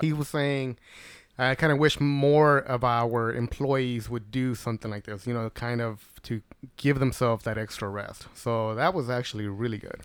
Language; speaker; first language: English; early bilingual, other home language; Spanish